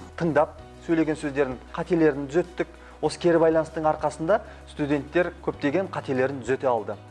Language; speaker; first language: Kazakh; native; Kazakh